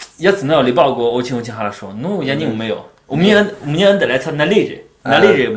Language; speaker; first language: Russian; non-native, learner; Chinese